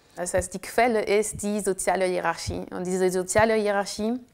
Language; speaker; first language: German; non-native, fluent; French